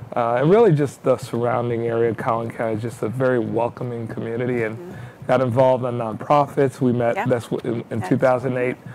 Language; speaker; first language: English; native; English